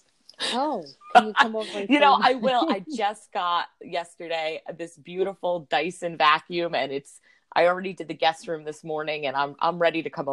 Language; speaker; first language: English; native; English